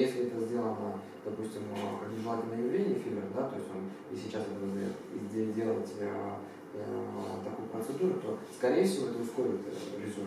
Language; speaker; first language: Russian; native; Russian